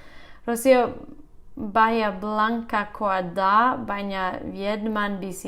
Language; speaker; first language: Basque; non-native, learner; English